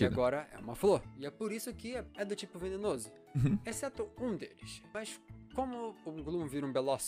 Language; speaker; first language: Portuguese; native; Portuguese